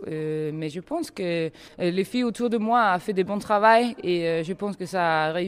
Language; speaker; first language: French; non-native, learner; Danish